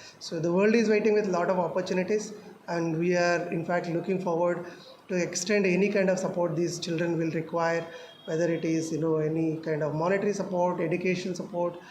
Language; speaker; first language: English; non-native, local second language; Telugu